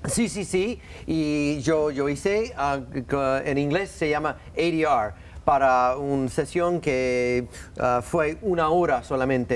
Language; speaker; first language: Spanish; non-native, learner; English